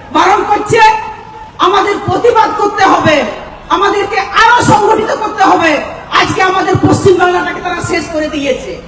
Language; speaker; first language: Bangla; non-native, local second language; Santali